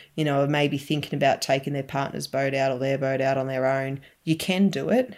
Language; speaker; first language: English; native; English